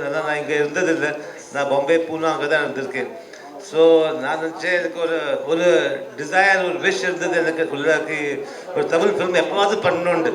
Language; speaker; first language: Tamil; early bilingual, heritage; Tamil